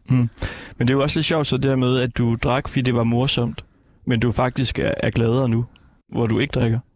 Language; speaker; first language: Danish; native; Danish